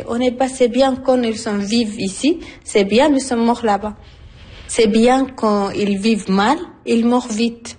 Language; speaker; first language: French; non-native, learner; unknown